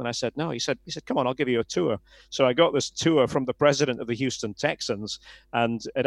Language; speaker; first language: English; native; English